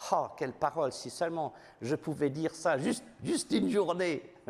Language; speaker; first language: French; non-native, fluent; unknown